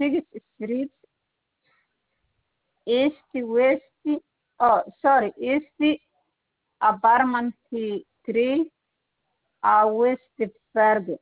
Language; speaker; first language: English; non-native, learner; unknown